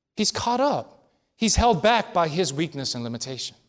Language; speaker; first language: English; early bilingual, other home language; Korean